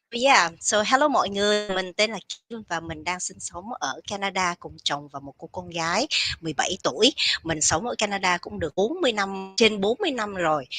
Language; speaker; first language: Vietnamese; native; Vietnamese